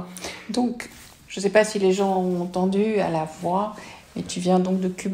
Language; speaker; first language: French; native; French